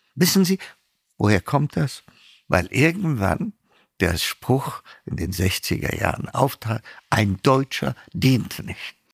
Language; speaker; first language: German; non-native, fluent; Amharic